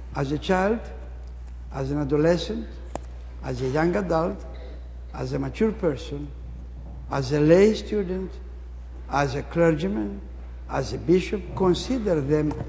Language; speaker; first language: English; non-native, fluent; Greek